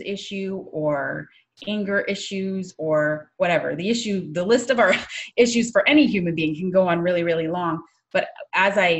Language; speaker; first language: English; native; English